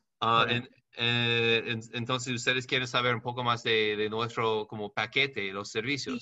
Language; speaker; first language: Spanish; non-native, learner; English